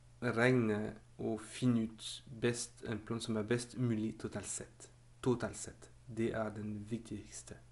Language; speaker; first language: Norwegian; non-native, fluent; French